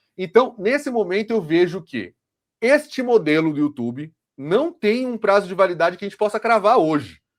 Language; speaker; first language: Portuguese; native; Portuguese